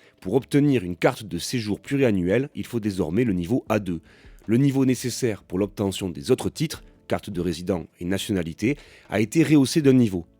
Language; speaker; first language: French; native; French